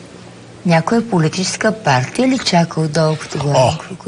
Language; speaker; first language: Bulgarian; native; Bulgarian